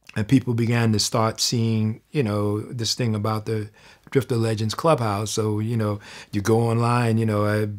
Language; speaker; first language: English; native; English